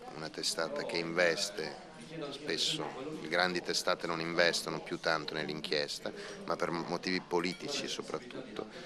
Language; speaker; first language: Italian; native; Italian